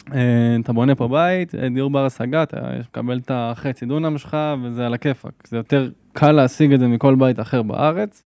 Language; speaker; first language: Hebrew; native; Hebrew